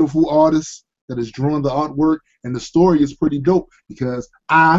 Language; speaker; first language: English; native; English